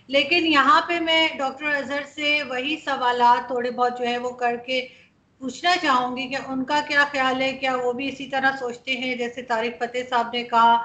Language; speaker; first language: Urdu; native; Urdu